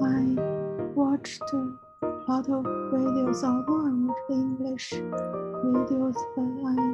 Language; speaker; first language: English; non-native, learner; Chinese